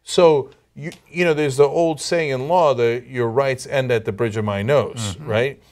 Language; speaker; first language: English; non-native, fluent; Turkish